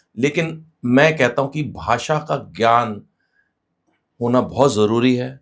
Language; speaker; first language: Hindi; non-native, local second language; Sindhi